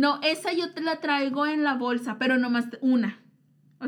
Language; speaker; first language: Spanish; native; Spanish